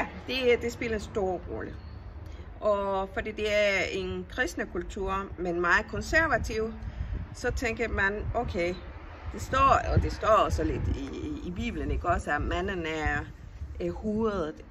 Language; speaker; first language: Danish; non-native, fluent; Spanish